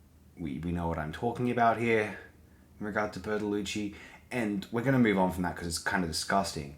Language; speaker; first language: English; native; English